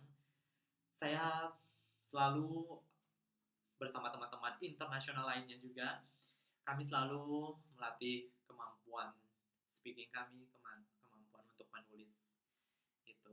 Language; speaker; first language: Indonesian; non-native, local second language; Balinese